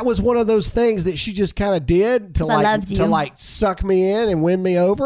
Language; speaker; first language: English; native; English